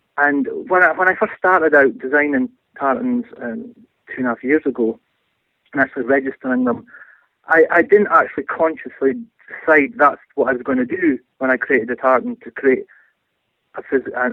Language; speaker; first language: English; native; English